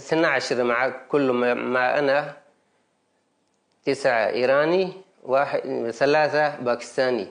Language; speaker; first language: Arabic; non-native, learner; Baluchi